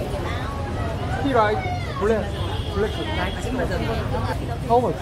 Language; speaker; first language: Korean; native; Korean